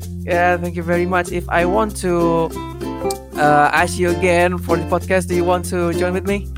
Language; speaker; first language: English; non-native, learner; Indonesian